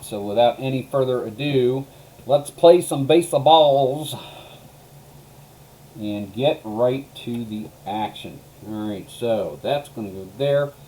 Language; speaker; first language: English; native; English